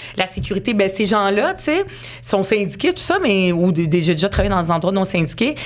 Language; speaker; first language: French; early bilingual, other home language; Arabic